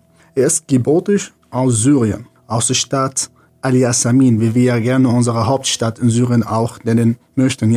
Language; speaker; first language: German; non-native, fluent; Arabic